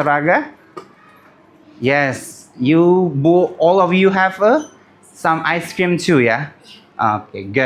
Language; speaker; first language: English; non-native, learner; Indonesian